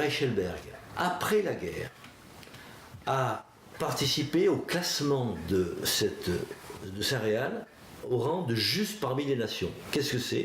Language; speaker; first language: French; native; French